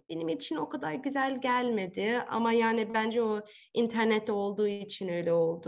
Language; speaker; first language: Turkish; early bilingual, heritage; Turkish